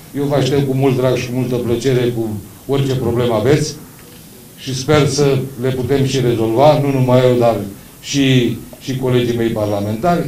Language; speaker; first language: Romanian; native; Romanian